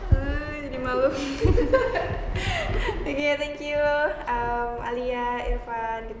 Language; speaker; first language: English; non-native, learner; Indonesian